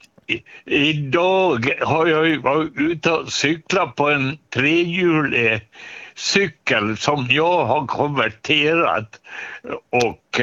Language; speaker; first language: Swedish; native; Swedish